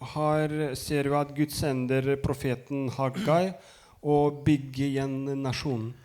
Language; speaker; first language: Norwegian; non-native, fluent; Lithuanian